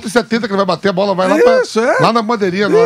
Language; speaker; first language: Portuguese; native; Portuguese